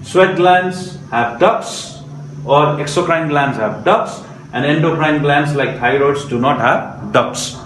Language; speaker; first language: English; non-native, local second language; Nepali